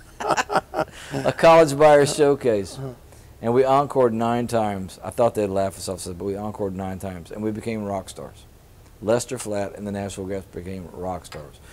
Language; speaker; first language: English; native; English